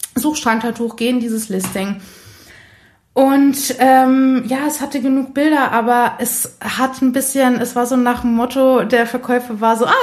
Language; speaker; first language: German; early bilingual, other home language; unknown